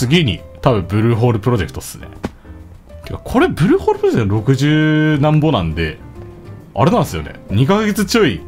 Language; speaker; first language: Japanese; native; Japanese